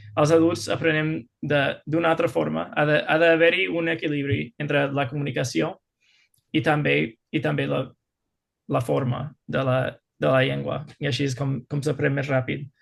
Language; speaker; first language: Catalan; non-native, fluent; English